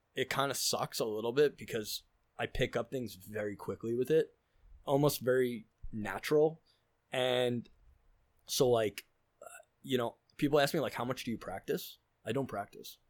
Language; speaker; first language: English; native; English